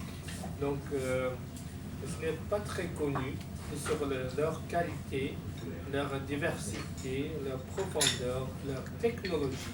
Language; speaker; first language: French; non-native, learner; Japanese